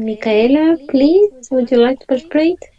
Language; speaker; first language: English; non-native, fluent; Spanish